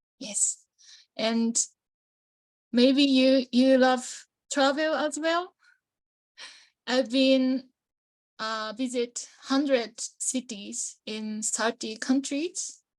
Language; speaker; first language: English; non-native, learner; Japanese